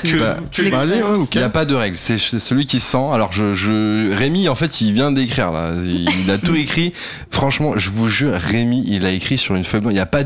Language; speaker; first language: French; native; French